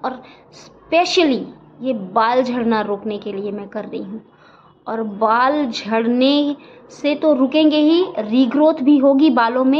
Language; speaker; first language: Hindi; native; Hindi